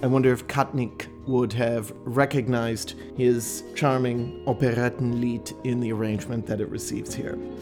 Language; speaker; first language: English; native; English